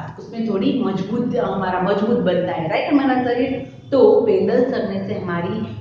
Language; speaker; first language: Hindi; non-native, local second language; Gujarati